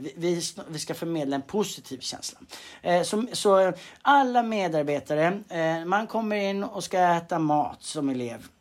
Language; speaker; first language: Swedish; native; Swedish